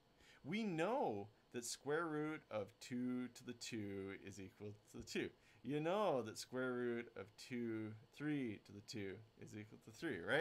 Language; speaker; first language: English; native; English